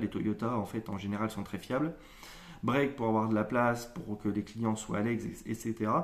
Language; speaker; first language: French; native; French